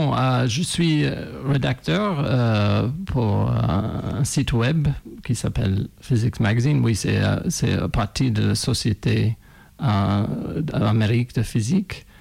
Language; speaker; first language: French; non-native, fluent; English